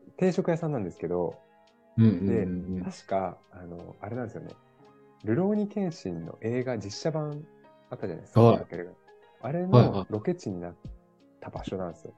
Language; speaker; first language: Japanese; native; Japanese